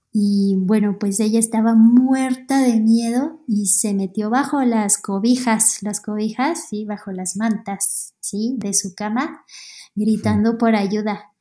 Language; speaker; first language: Spanish; native; Spanish